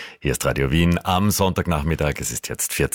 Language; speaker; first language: German; native; German